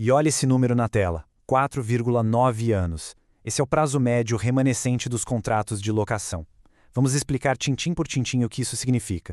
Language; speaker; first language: Portuguese; native; Portuguese